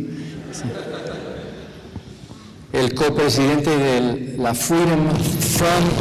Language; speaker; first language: Spanish; non-native, fluent; English